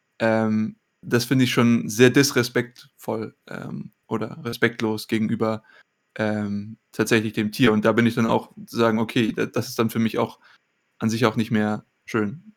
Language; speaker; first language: German; native; German